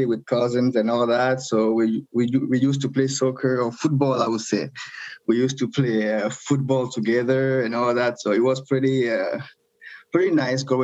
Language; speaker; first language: English; non-native, local second language; French